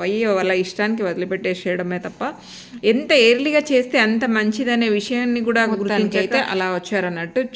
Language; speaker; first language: Telugu; non-native, local second language; Lambadi